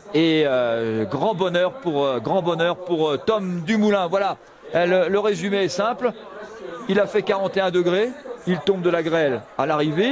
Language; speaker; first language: French; native; French